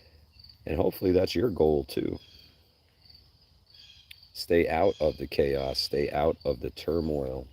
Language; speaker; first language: English; native; English